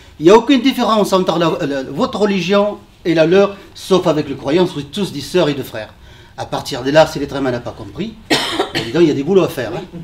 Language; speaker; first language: French; non-native, local second language; Arabic